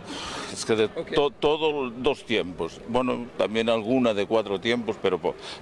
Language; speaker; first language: Spanish; non-native, local second language; Catalan